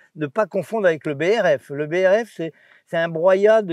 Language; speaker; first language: French; native; French